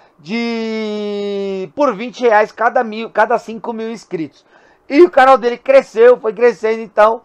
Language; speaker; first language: Portuguese; native; Portuguese